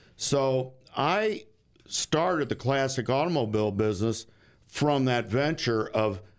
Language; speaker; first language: English; native; English